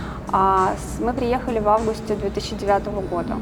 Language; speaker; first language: Russian; native; Russian